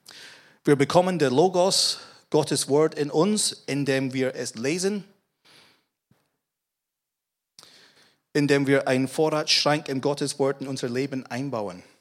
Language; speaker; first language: German; non-native, fluent; English